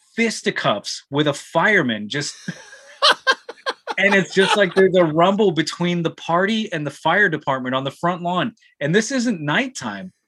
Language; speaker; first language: English; native; English